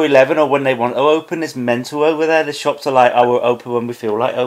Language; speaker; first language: English; native; English